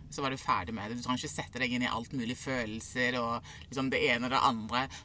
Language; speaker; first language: Norwegian; native; Norwegian